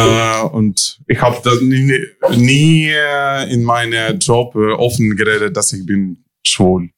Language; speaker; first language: German; non-native, learner; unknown